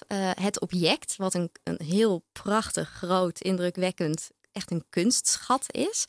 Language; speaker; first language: Dutch; native; Dutch